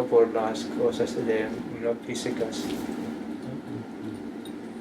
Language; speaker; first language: Spanish; non-native, learner; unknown